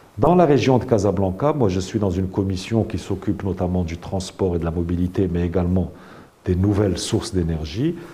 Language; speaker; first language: French; non-native, local second language; Arabic